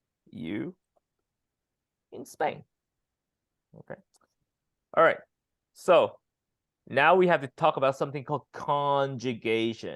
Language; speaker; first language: English; non-native, fluent; Chinese